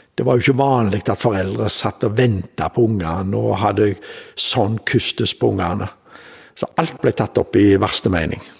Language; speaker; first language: Norwegian; native; Norwegian